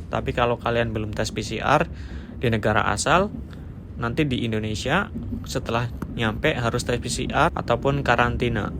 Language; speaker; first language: Indonesian; native; Indonesian